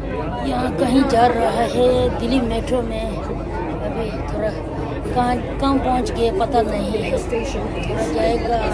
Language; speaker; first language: Hindi; non-native, local second language; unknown